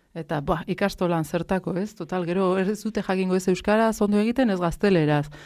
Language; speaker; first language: Basque; non-native, local second language; Spanish